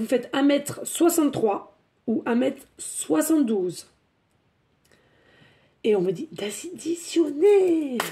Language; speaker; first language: French; native; French